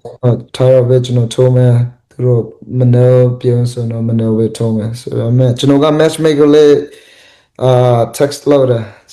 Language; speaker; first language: Burmese; early bilingual, heritage; Burmese